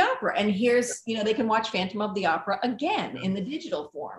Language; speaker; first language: English; native; English